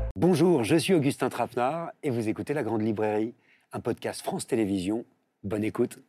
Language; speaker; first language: French; native; French